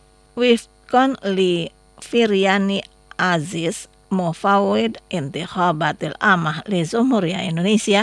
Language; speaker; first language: Arabic; non-native, fluent; Indonesian